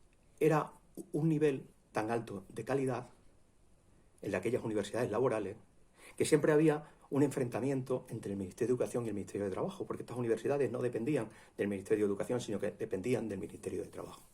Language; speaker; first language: Spanish; native; Spanish